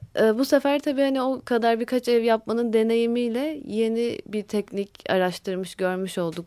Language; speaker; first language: Turkish; native; Turkish